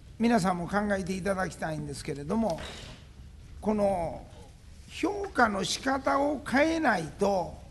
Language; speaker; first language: Japanese; native; Japanese